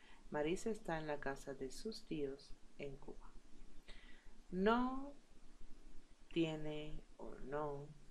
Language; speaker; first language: Spanish; native; Spanish